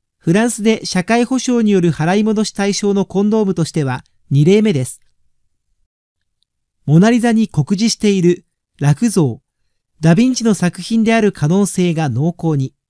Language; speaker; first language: Japanese; native; Japanese